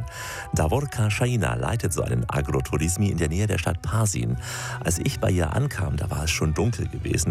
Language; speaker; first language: German; native; German